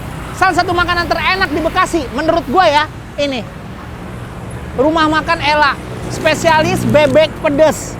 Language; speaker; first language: Indonesian; native; Indonesian